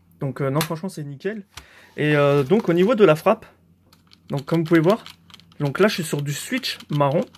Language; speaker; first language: French; native; French